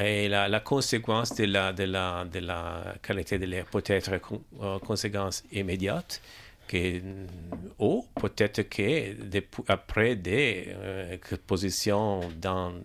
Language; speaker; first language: French; non-native, learner; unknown